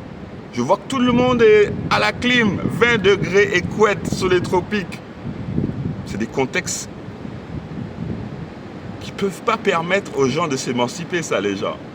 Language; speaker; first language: French; native; French